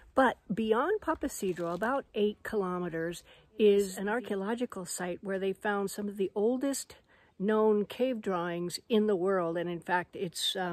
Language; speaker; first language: English; native; English